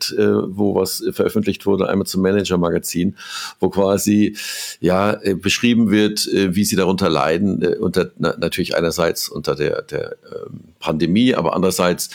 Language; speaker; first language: German; native; German